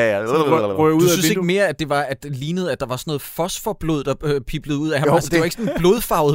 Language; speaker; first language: Danish; native; Danish